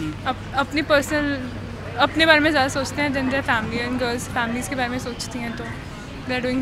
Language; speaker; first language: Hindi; native; Hindi